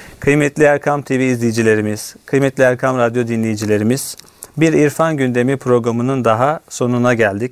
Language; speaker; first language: Turkish; native; Turkish